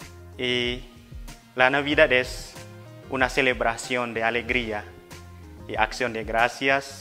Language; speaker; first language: Spanish; non-native, fluent; Indonesian